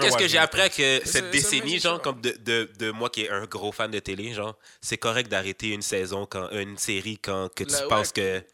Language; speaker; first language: French; native; French